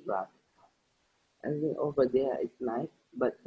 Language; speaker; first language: English; non-native, learner; Indonesian